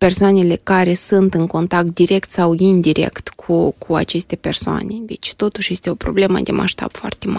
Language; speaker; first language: Romanian; native; Romanian